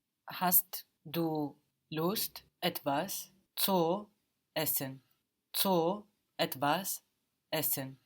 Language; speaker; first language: German; non-native, learner; English